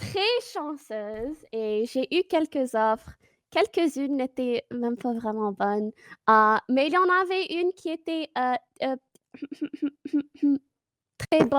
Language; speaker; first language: French; non-native, fluent; English